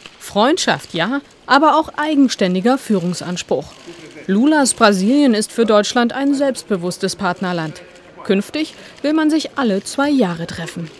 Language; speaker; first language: German; native; German